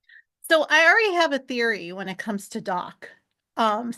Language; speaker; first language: English; native; English